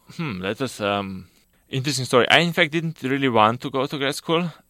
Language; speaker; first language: English; non-native, fluent; Slovenian